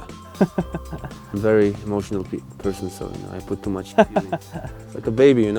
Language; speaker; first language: English; non-native, local second language; Mongolian